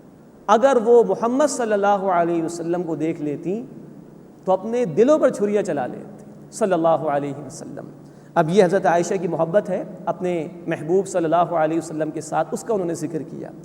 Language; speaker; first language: Urdu; native; Urdu